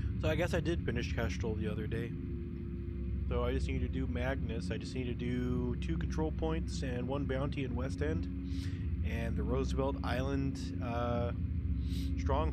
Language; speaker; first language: English; native; English